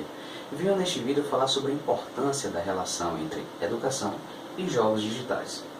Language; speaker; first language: Portuguese; native; Portuguese